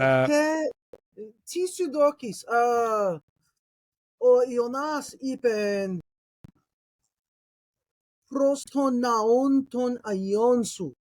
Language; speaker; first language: Greek; non-native, learner; English